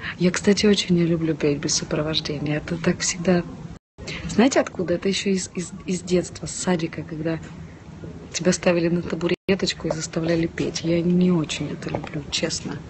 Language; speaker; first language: Russian; non-native, local second language; Ukrainian